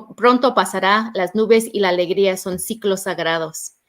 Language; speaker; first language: Spanish; early bilingual, heritage; Spanish